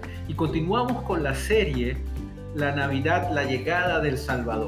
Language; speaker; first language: Spanish; native; Spanish